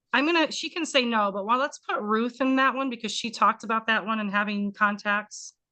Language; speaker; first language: English; native; English